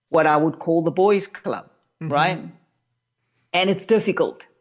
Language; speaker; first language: English; native; English